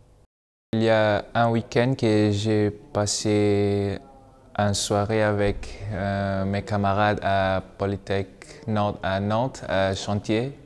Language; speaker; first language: French; non-native, learner; Malay